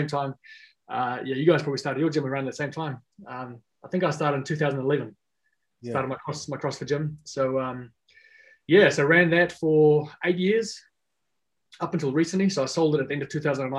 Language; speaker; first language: English; non-native, local second language; Afrikaans